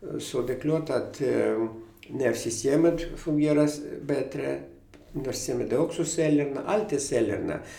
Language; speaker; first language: Swedish; non-native, fluent; Russian